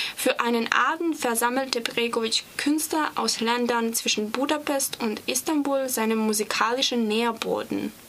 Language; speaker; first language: German; non-native, fluent; Serbian